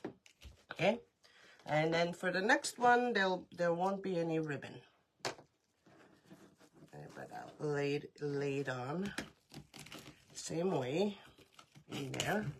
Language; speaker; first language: English; native; English